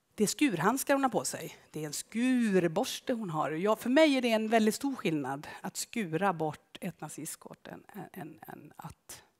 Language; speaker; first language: Swedish; native; Swedish